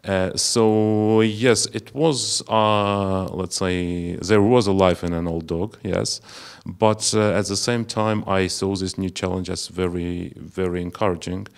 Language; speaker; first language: English; non-native, fluent; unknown